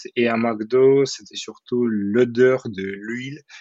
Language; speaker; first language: French; non-native, fluent; Ukrainian